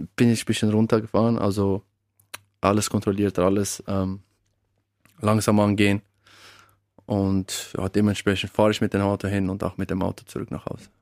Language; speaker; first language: German; early bilingual, other home language; Albanian